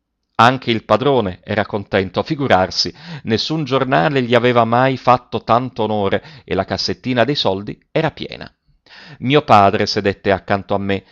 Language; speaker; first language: Italian; native; Italian